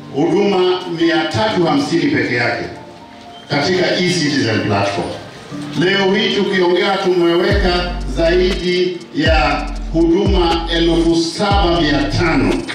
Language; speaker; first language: Swahili; non-native, local second language; Luo (Kenya and Tanzania)